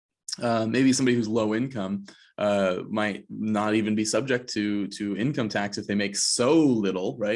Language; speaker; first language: English; native; English